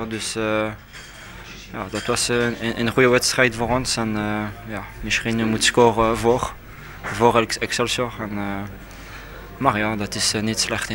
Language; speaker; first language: Dutch; non-native, learner; French